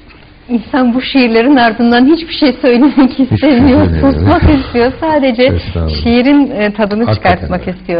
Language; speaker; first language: Turkish; native; Turkish